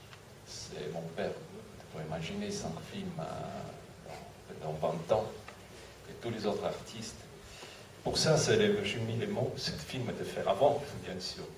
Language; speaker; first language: French; non-native, fluent; Russian